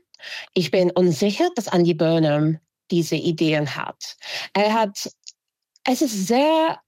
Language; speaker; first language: German; non-native, fluent; English